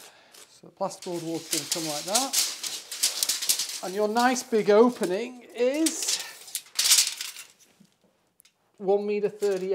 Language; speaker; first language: English; native; English